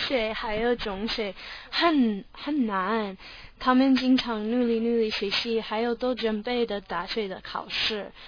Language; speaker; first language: Chinese; non-native, learner; English